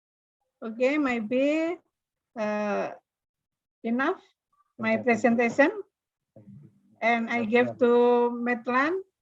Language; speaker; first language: English; non-native, learner; Indonesian